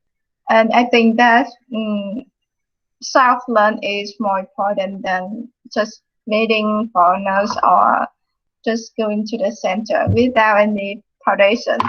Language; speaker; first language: English; non-native, fluent; Vietnamese